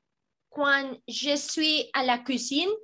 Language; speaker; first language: French; non-native, learner; Spanish